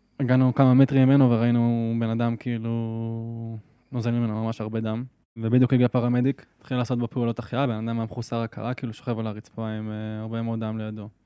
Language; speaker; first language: Hebrew; native; Hebrew